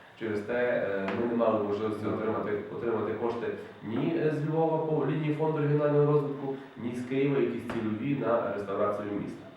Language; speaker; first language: Ukrainian; native; Ukrainian